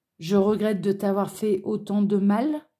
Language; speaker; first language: French; native; French